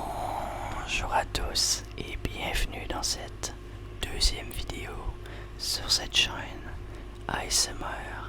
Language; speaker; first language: French; native; French